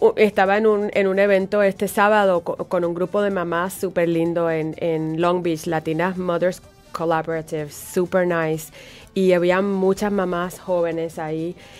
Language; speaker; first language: Spanish; early bilingual, heritage; Spanish